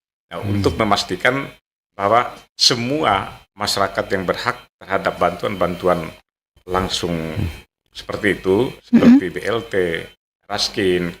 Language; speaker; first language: Indonesian; native; Indonesian